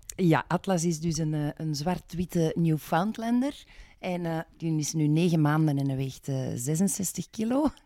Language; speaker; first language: Dutch; native; Dutch